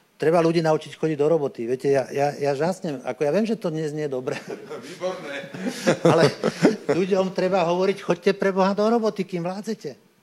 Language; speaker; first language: Slovak; native; Slovak